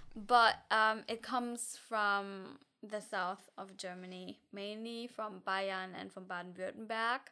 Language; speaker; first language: English; non-native, fluent; German